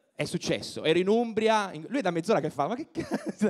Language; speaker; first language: Italian; native; Italian